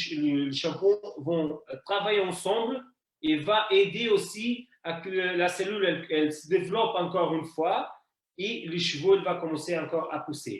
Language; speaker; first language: French; non-native, fluent; Portuguese